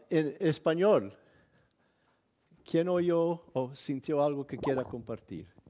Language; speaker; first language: Spanish; early bilingual, other home language; English